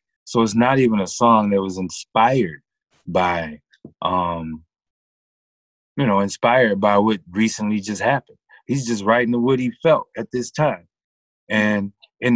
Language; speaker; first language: English; native; English